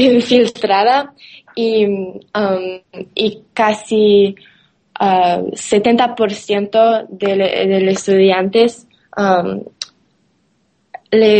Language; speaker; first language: Spanish; non-native, learner; English